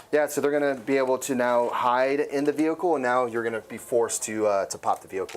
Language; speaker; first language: English; native; English